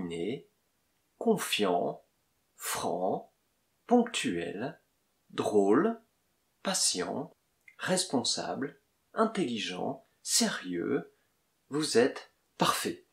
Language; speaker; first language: French; native; French